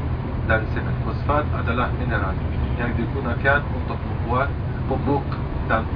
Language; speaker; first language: Indonesian; non-native, fluent; Arabic